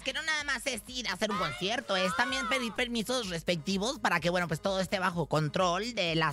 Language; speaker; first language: Spanish; native; Spanish